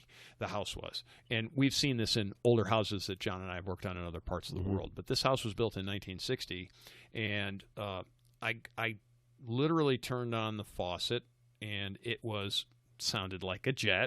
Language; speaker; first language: English; native; English